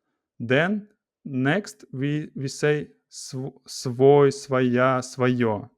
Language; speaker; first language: English; non-native, fluent; Russian